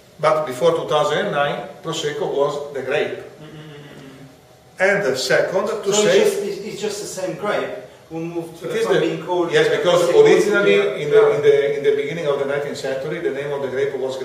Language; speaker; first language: English; non-native, fluent; Italian